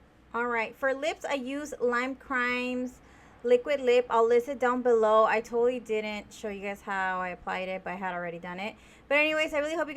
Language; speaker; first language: English; native; English